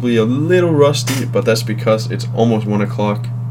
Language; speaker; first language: English; non-native, fluent; Danish